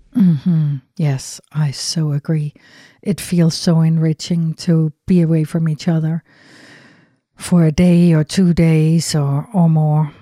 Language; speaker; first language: English; non-native, fluent; Danish